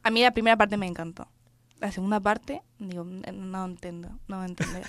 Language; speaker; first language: Spanish; native; Spanish